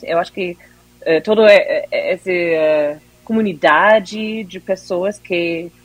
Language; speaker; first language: Portuguese; non-native, fluent; English